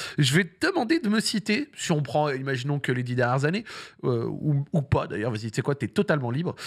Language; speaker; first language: French; early bilingual, other home language; Arabic